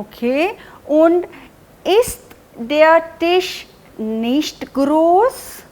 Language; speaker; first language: German; non-native, fluent; Hindi